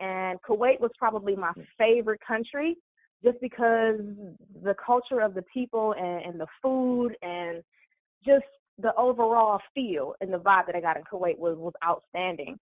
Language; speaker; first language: English; native; English